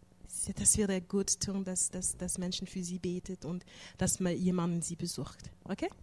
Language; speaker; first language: German; non-native, fluent; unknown